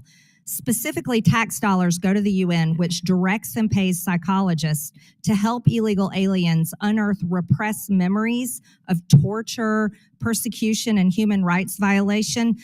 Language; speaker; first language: English; native; English